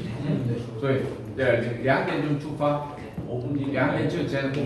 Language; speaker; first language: Chinese; non-native, fluent; Korean